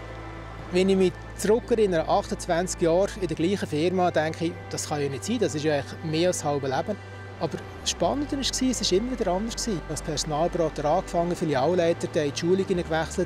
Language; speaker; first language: German; native; German